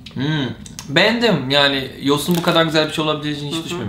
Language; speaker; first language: Turkish; non-native, fluent; Portuguese